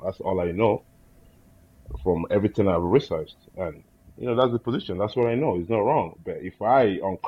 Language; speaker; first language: English; non-native, local second language; Igbo